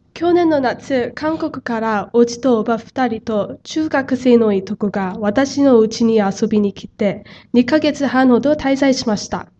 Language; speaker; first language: Japanese; non-native, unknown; Korean